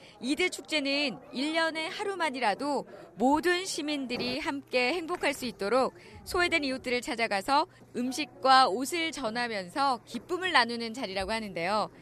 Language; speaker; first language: Korean; native; Korean